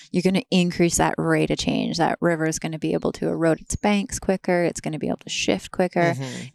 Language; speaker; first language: English; native; English